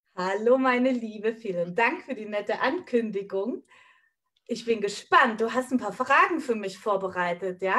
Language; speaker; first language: German; native; German